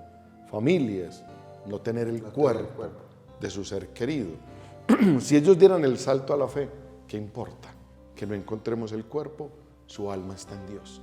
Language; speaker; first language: Spanish; native; Spanish